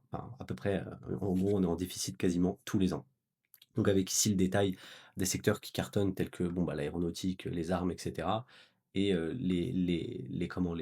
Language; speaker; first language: French; native; French